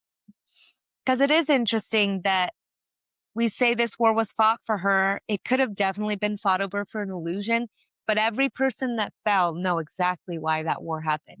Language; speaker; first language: English; native; English